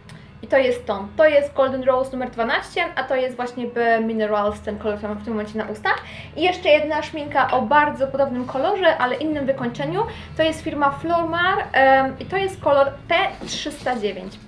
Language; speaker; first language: Polish; native; Polish